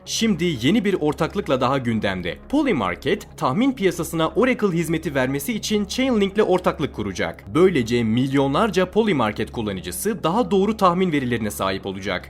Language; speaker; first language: Turkish; native; Turkish